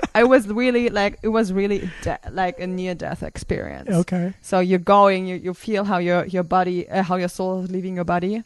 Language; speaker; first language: English; non-native, fluent; German